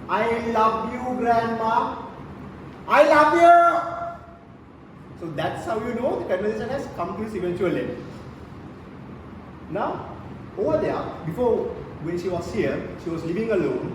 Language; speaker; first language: English; non-native, local second language; Sinhala